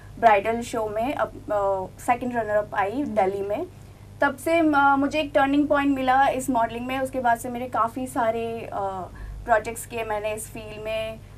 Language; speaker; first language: Hindi; non-native, local second language; Gujarati